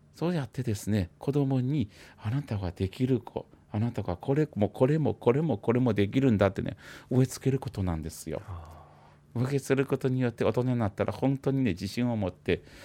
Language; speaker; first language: Japanese; non-native, fluent; Chinese